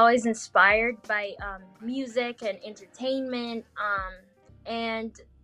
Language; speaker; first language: English; non-native, fluent; Portuguese